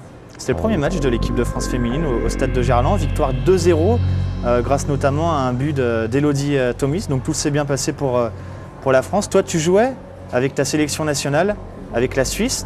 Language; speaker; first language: French; native; French